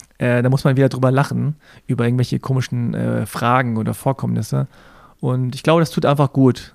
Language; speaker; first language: German; native; German